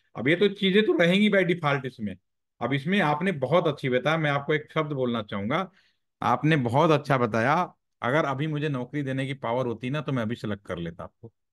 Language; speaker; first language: Hindi; native; Hindi